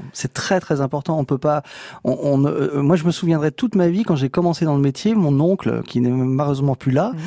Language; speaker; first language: French; native; French